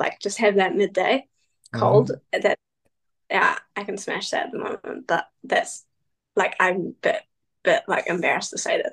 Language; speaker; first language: English; native; English